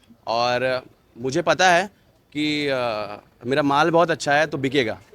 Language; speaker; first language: Hindi; native; Hindi